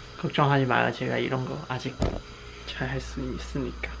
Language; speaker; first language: Korean; non-native, learner; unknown